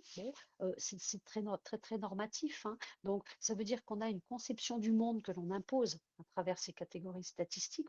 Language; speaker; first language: French; native; French